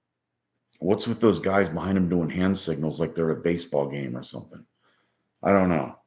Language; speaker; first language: English; native; English